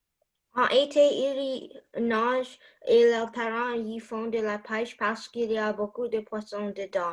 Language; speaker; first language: French; non-native, learner; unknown